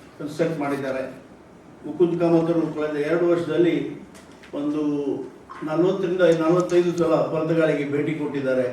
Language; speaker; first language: Kannada; non-native, local second language; Konkani